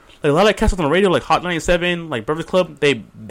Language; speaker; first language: English; native; English